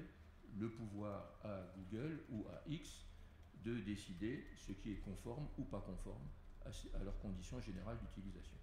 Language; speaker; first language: French; native; French